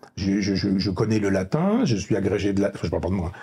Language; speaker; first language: French; native; French